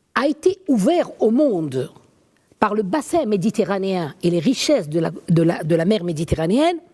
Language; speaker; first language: French; non-native, local second language; Arabic